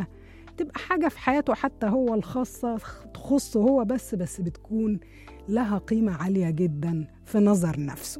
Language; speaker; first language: Arabic; native; Arabic